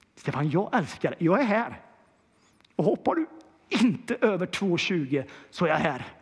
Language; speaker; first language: Swedish; native; Swedish